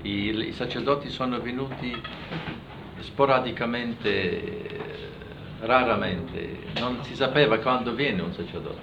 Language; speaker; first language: Italian; non-native, fluent; German